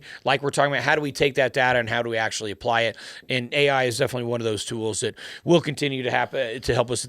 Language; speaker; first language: English; native; English